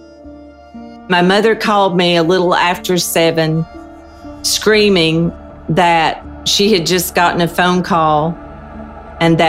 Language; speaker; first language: English; native; English